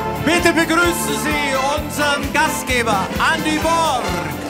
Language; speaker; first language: German; native; German